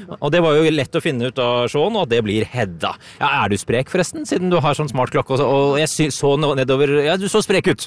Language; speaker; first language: Norwegian; native; Norwegian